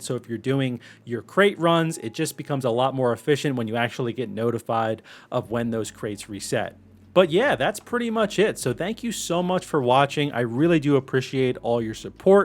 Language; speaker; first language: English; native; English